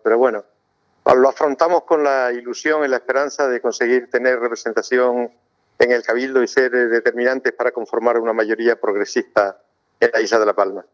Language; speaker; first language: Spanish; native; Spanish